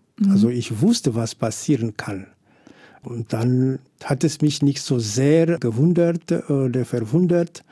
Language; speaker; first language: German; non-native, fluent; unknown